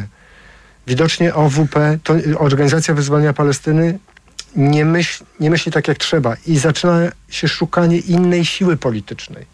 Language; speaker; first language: Polish; native; Polish